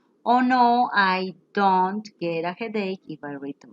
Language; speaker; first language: English; non-native, fluent; Spanish